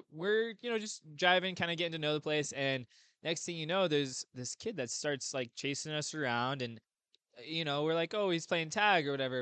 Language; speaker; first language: English; native; English